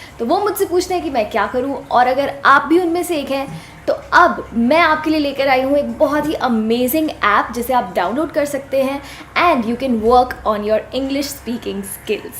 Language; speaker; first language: Hindi; native; Hindi